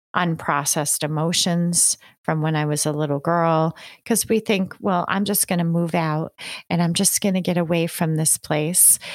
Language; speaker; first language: English; native; English